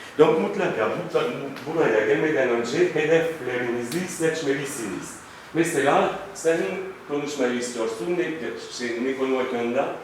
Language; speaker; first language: Turkish; non-native, fluent; French